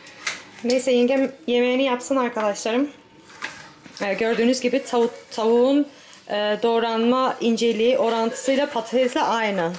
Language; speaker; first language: Turkish; native; Turkish